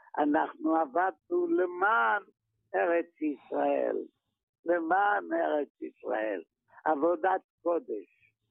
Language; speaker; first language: Hebrew; non-native, fluent; Yiddish